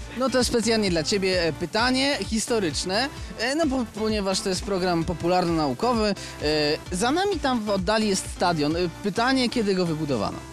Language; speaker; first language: Polish; native; Polish